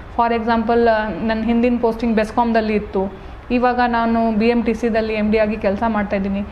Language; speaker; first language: Kannada; non-native, fluent; Hindi